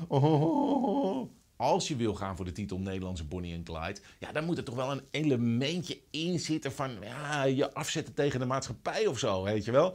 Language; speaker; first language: Dutch; native; Dutch